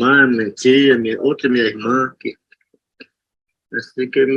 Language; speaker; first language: Portuguese; non-native, local second language; Yanomámi